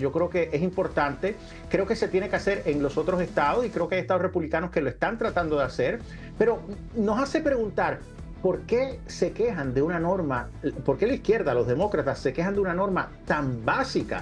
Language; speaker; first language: Spanish; native; Spanish